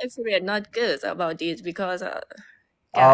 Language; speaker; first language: English; non-native, learner; Thai